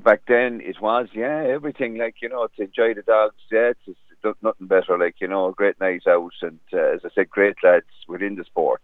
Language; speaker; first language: English; native; English